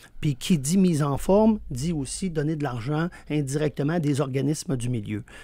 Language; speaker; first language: French; native; French